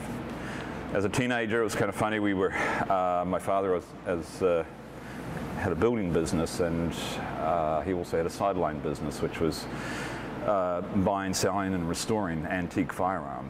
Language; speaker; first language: English; native; English